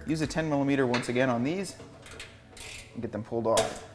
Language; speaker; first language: English; native; English